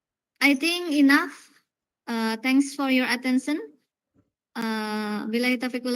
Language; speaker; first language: English; non-native, learner; Indonesian